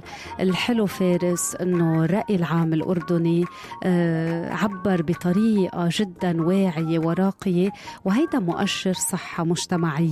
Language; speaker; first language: Arabic; native; Arabic